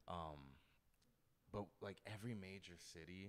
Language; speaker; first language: English; native; English